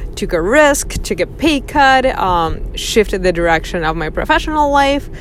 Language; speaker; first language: English; non-native, fluent; Russian